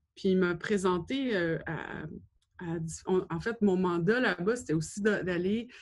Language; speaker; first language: French; native; French